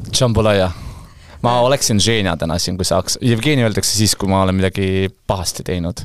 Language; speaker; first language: Estonian; non-native, local second language; Russian